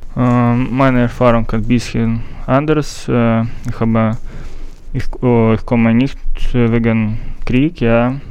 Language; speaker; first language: German; non-native, learner; Russian